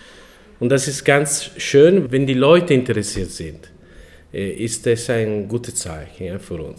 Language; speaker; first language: German; non-native, learner; Italian